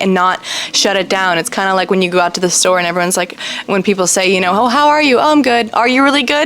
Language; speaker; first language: English; native; English